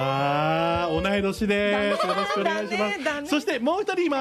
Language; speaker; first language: Japanese; native; Japanese